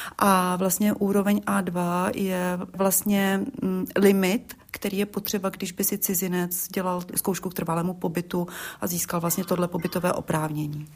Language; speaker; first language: Czech; native; Czech